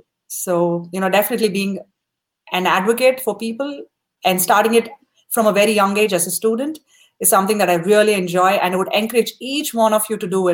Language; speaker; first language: English; non-native, local second language; Tamil